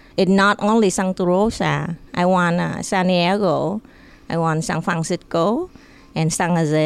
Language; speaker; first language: English; non-native, learner; Vietnamese